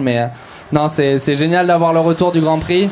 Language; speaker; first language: French; native; French